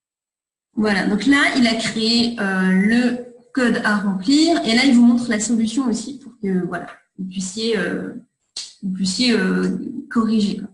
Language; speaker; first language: French; native; French